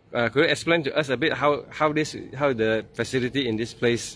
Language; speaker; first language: English; non-native, local second language; Chinese